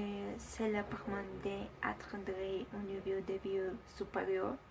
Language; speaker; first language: French; non-native, learner; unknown